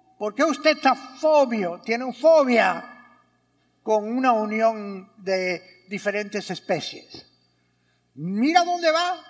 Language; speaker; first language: Spanish; early bilingual, heritage; Spanish